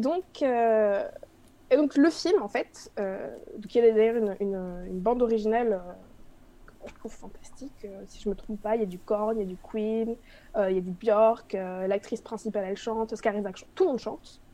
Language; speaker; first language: French; native; French